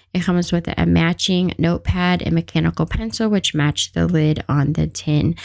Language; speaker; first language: English; native; English